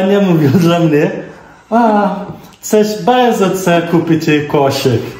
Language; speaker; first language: Polish; non-native, learner; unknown